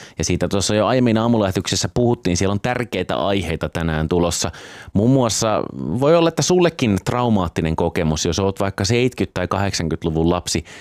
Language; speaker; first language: Finnish; native; Finnish